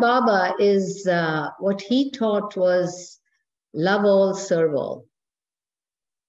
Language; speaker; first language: English; non-native, local second language; Hindi